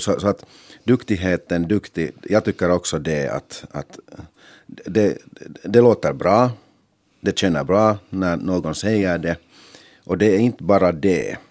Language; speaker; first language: Swedish; non-native, local second language; Finnish